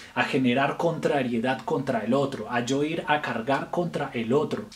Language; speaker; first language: Spanish; native; Spanish